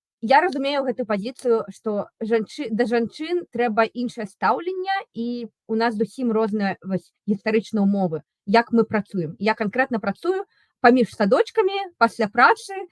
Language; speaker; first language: Belarusian; non-native, local second language; Russian